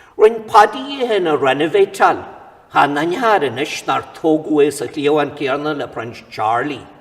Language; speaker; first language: Irish; native; Irish